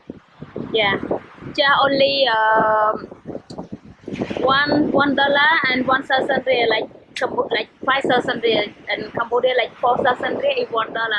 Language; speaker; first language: English; non-native, learner; Khmer